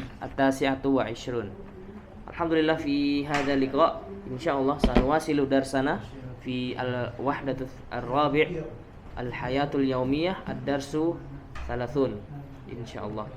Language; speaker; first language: Arabic; non-native, fluent; Indonesian